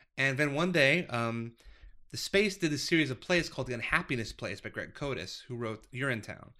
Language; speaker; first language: English; native; English